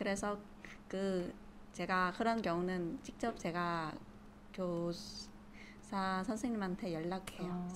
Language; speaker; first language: Korean; non-native, fluent; Vietnamese